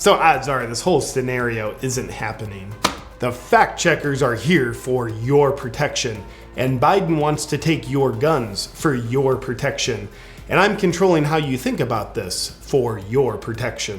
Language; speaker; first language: English; native; English